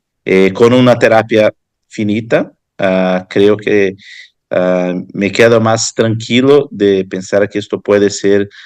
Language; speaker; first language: Spanish; non-native, fluent; Portuguese